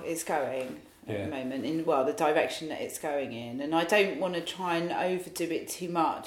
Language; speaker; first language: English; native; English